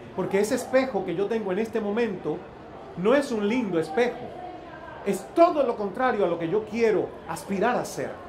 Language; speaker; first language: Spanish; native; Spanish